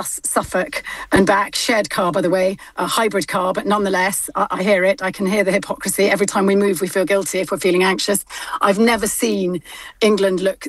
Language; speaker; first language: English; native; English